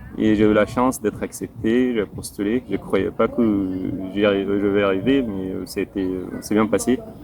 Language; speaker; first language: French; non-native, fluent; Arabic